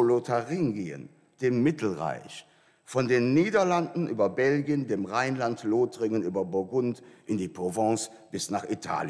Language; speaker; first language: German; native; German